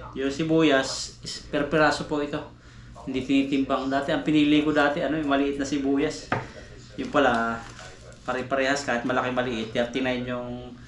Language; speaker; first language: Filipino; native; Filipino